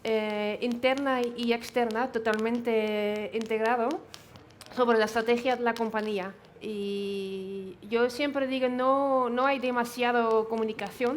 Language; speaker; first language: Spanish; non-native, fluent; Dutch